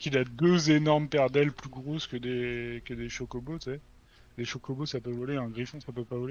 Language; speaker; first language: French; native; French